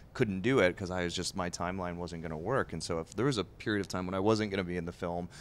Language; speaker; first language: English; native; English